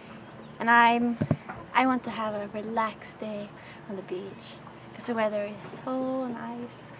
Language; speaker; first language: English; non-native, fluent; Swedish